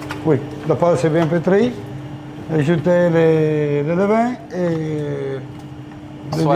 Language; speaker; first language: French; non-native, learner; Italian